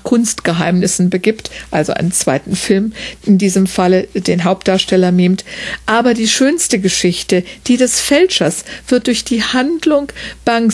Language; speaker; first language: German; native; German